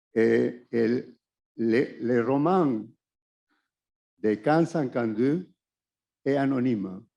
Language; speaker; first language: French; non-native, fluent; Spanish